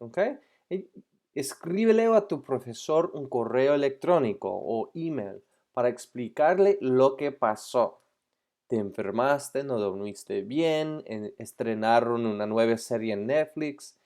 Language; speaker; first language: Spanish; non-native, fluent; English